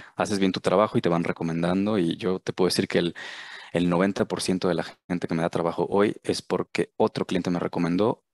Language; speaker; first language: Spanish; native; Spanish